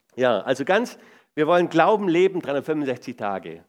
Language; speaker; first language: German; native; German